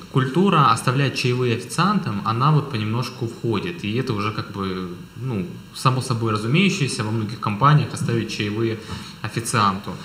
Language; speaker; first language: Russian; native; Russian